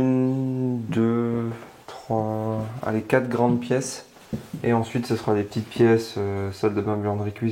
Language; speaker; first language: French; native; French